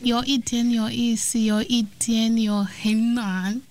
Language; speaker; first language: Chinese; non-native, learner; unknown